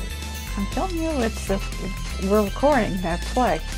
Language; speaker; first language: English; native; English